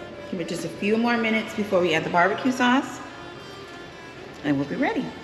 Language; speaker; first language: English; early bilingual, other home language; Spanish